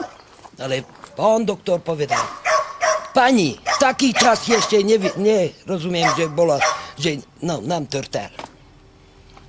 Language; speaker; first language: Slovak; non-native, local second language; Hungarian